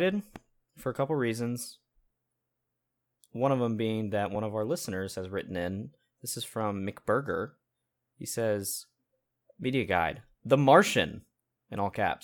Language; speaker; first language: English; native; English